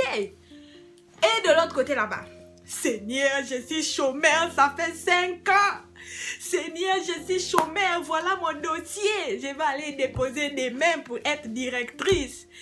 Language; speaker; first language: French; non-native, local second language; Lingala